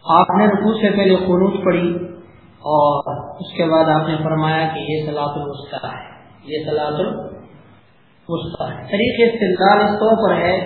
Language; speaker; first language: Urdu; native; Urdu